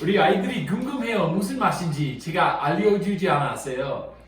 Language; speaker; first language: Korean; non-native, learner; English